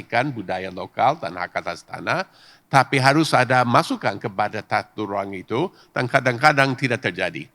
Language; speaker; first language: Indonesian; non-native, fluent; English